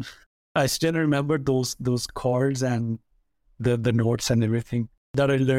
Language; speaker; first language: English; non-native, local second language; Punjabi